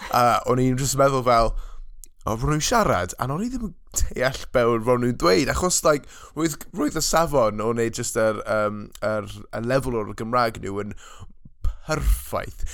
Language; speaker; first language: Welsh; non-native, local second language; English